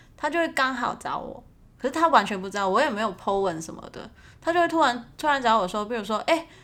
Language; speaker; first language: Chinese; non-native, fluent; Cantonese